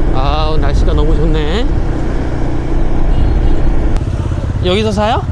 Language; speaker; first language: Korean; native; Korean